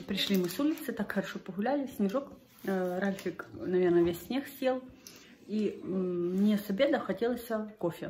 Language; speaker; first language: Russian; native; Russian